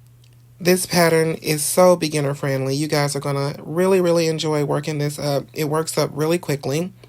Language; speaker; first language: English; native; English